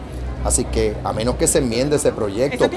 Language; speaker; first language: Spanish; native; Spanish